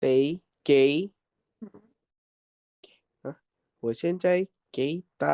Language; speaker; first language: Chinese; non-native, learner; Indonesian